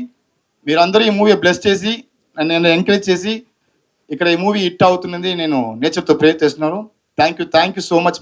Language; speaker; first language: Telugu; non-native, fluent; Tamil